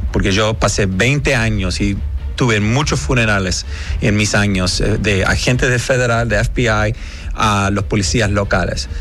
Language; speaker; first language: Spanish; early bilingual, heritage; English